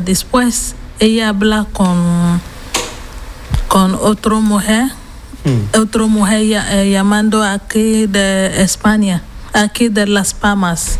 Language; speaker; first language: Spanish; non-native, learner; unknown